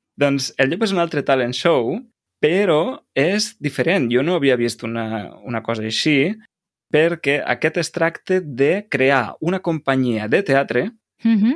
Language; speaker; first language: Catalan; native; Catalan